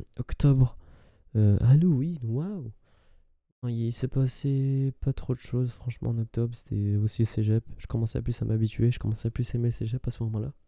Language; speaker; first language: French; early bilingual, other home language; Arabic